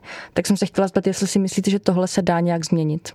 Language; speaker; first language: Czech; native; Czech